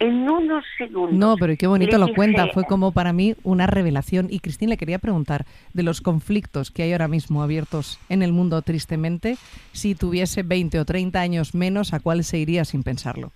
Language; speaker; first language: Spanish; native; Spanish